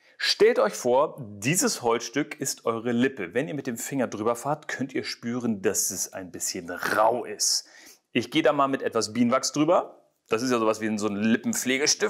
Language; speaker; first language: German; native; German